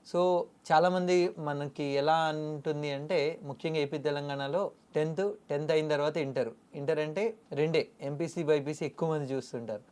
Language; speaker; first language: Telugu; native; Telugu